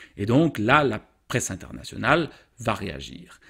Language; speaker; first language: French; native; French